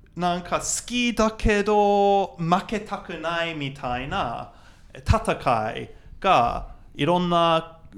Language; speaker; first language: Japanese; non-native, fluent; English